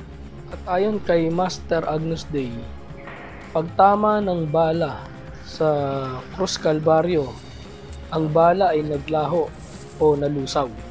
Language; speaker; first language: Filipino; native; Filipino